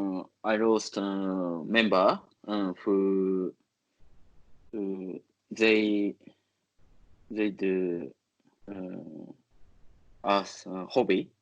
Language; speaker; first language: English; non-native, learner; Japanese